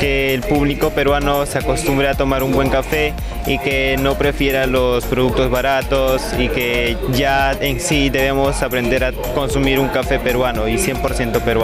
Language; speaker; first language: Spanish; native; Spanish